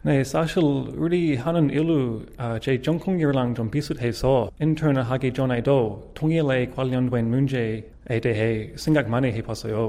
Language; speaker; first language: Korean; non-native, fluent; English